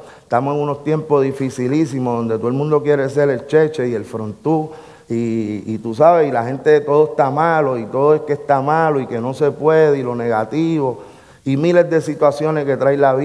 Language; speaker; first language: Spanish; native; Spanish